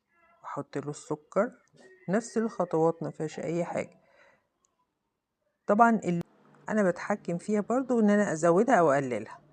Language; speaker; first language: Arabic; native; Arabic